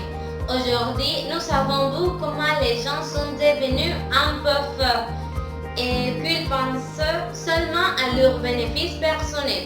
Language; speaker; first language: French; non-native, fluent; Spanish